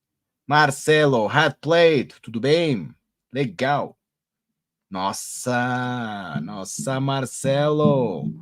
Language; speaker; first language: Portuguese; non-native, learner; Spanish